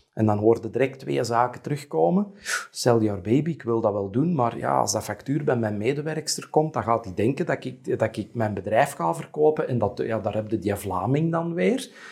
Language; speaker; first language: Dutch; native; Dutch